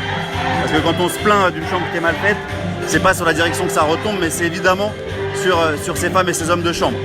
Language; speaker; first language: French; native; French